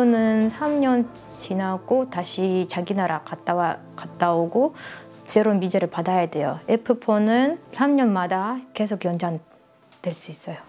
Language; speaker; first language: Korean; non-native, learner; Russian